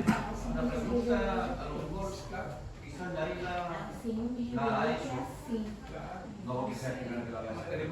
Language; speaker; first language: Spanish; native; Spanish